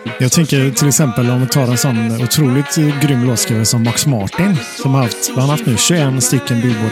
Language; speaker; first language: Swedish; native; Swedish